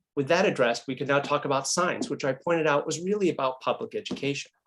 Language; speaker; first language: English; native; English